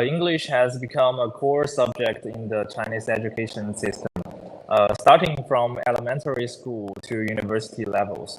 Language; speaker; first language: English; non-native, fluent; Chinese